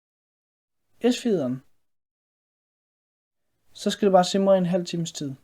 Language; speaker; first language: Danish; native; Danish